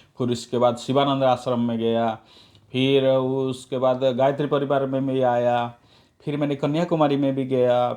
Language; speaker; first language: Hindi; non-native, local second language; Odia